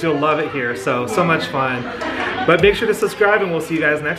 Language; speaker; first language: English; native; English